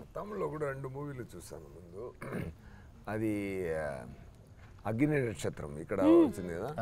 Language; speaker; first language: Telugu; non-native, fluent; Tamil